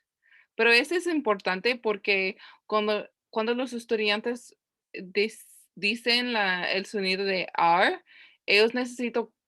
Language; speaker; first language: Spanish; non-native, learner; English